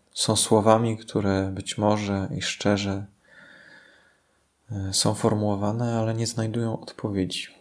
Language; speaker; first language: Polish; native; Polish